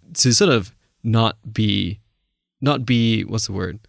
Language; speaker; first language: English; non-native, local second language; Chinese